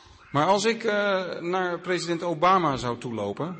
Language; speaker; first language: Dutch; native; Dutch